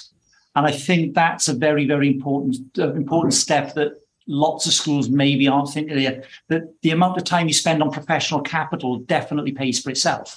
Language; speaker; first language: English; native; English